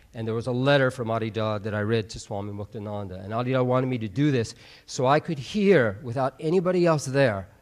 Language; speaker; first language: English; native; English